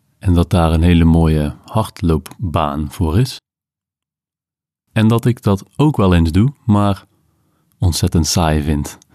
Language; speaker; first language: Dutch; native; Dutch